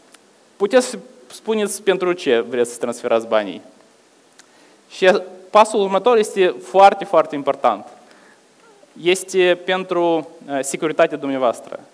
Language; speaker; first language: Romanian; non-native, local second language; Russian